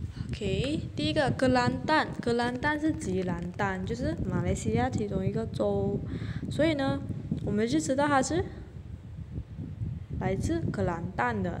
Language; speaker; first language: Chinese; native; Chinese